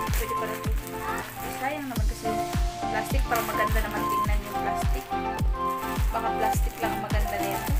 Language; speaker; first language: Filipino; non-native, local second language; Cebuano